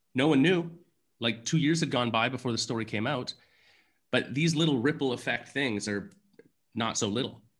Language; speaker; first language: English; native; English